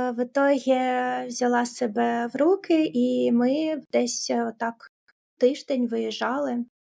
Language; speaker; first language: Ukrainian; non-native, local second language; Russian